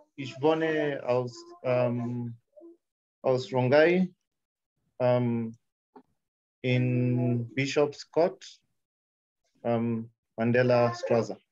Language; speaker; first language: German; non-native, learner; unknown